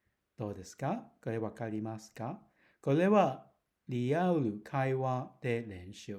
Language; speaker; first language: Japanese; non-native, fluent; Cantonese